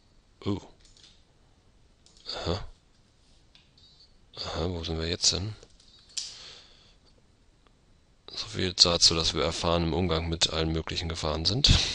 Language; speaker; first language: German; native; German